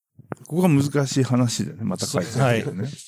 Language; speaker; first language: Japanese; native; Japanese